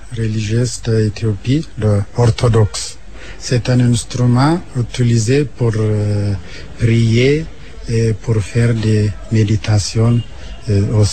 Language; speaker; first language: French; non-native, learner; Amharic